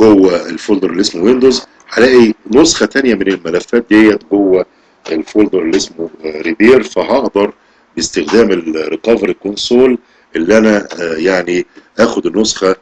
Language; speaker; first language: Arabic; native; Arabic